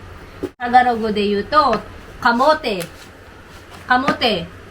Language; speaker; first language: Japanese; non-native, fluent; Filipino